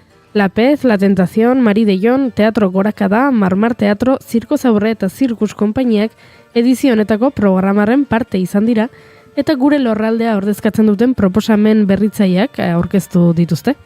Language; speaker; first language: Basque; native; Basque